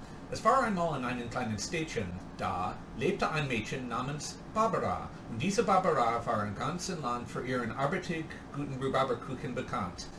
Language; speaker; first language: German; non-native, learner; English